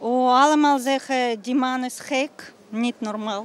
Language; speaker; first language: Dutch; non-native, learner; Russian